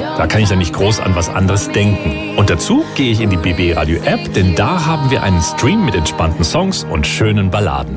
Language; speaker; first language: German; native; German